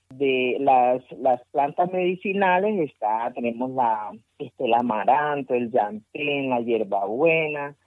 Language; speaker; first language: Spanish; native; Spanish